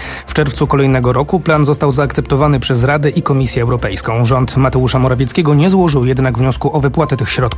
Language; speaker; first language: Polish; native; Polish